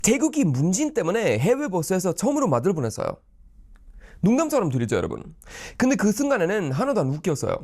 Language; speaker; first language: Korean; non-native, fluent; Swedish